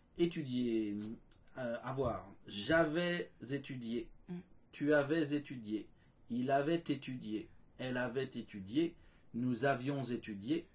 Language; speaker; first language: French; native; French